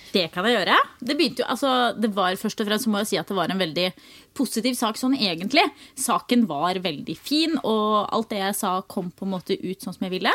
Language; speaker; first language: Norwegian; native; Norwegian